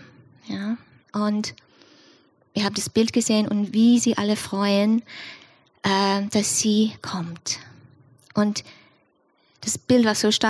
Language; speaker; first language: German; non-native, fluent; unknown